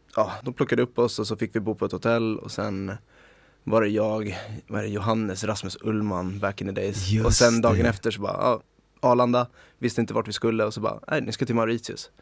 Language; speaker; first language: Swedish; native; Swedish